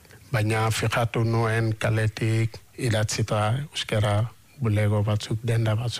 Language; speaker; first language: Basque; non-native, fluent; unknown